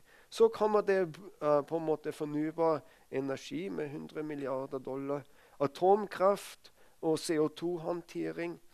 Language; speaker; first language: Norwegian; non-native, fluent; German